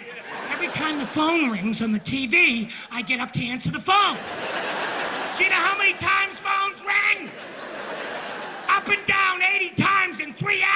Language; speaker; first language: English; native; English